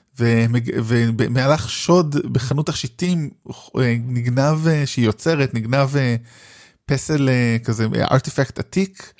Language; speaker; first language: Hebrew; native; Hebrew